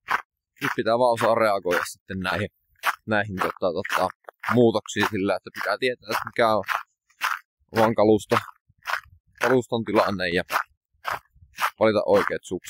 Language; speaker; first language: Finnish; native; Finnish